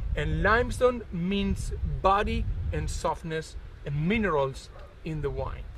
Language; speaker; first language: English; non-native, fluent; Italian